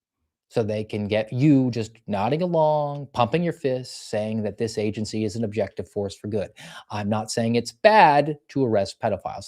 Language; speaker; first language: English; native; English